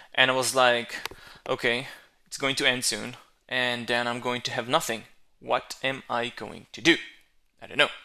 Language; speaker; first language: English; non-native, fluent; Hebrew